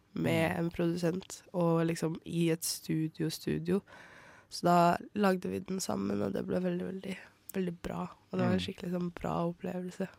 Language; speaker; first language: Norwegian; native; Norwegian